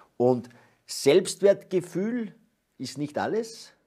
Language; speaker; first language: German; native; German